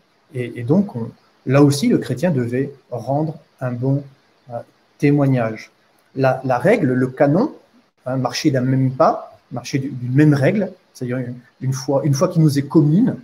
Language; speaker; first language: French; native; French